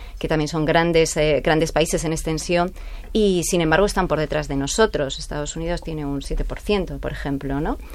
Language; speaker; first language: Spanish; native; Spanish